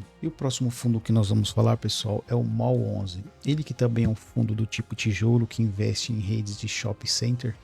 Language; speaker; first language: Portuguese; native; Portuguese